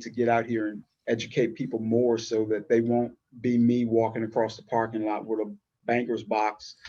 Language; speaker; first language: English; native; English